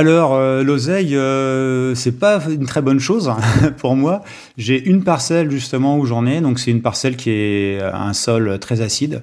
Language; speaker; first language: French; native; French